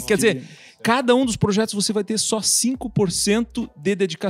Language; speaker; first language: Portuguese; native; Portuguese